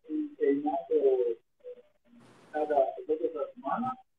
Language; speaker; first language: Portuguese; non-native, learner; Greek